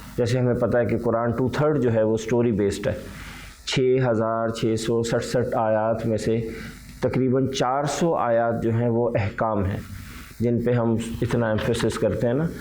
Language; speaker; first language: Urdu; early bilingual, heritage; Urdu